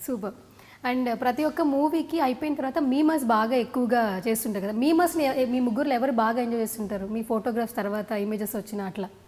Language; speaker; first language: Telugu; native; Telugu